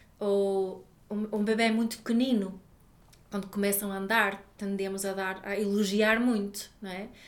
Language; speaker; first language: Portuguese; non-native, fluent; Swedish